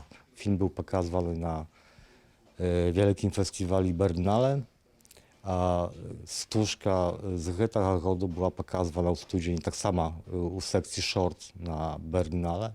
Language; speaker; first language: Polish; non-native, learner; Belarusian